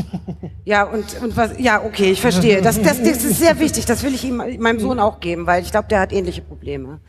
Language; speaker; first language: German; native; German